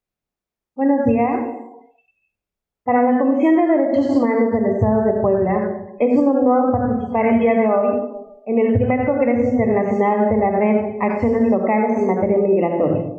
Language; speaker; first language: Spanish; native; Spanish